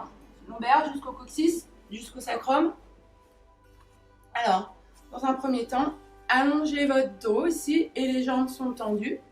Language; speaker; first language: French; native; French